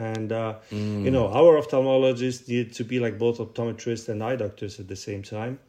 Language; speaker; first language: English; non-native, fluent; Russian